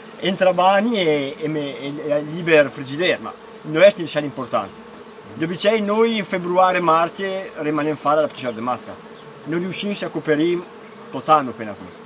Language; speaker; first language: Romanian; non-native, fluent; Italian